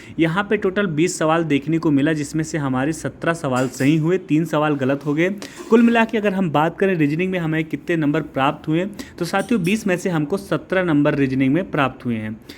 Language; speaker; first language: Hindi; native; Hindi